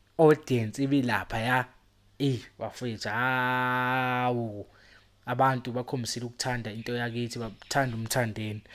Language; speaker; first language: Zulu; native; Zulu